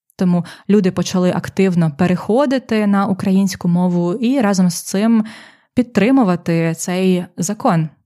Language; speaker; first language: Ukrainian; native; Ukrainian